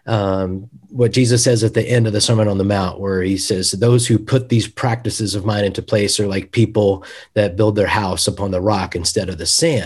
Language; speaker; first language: English; native; English